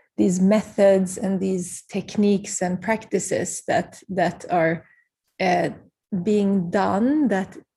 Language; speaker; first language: English; early bilingual, other home language; Kurdish